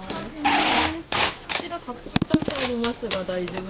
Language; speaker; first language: Japanese; native; Japanese